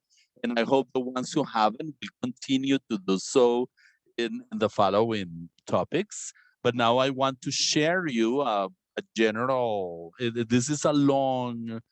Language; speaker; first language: English; non-native, fluent; Spanish